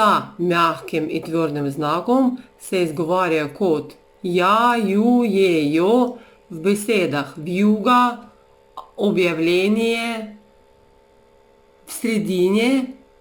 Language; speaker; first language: Slovenian; non-native, fluent; Russian